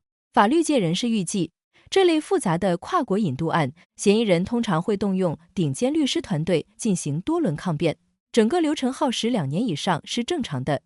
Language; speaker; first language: Chinese; native; Chinese